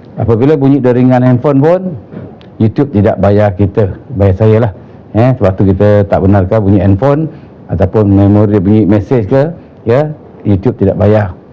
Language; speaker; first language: Malay; native; Malay